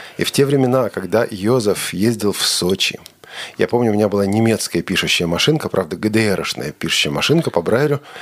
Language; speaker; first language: Russian; native; Russian